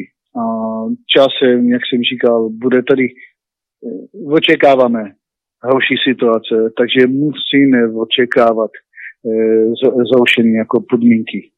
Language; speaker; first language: Czech; non-native, learner; Hebrew